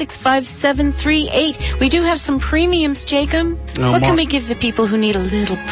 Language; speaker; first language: English; native; English